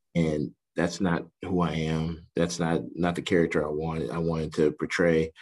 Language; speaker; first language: English; native; English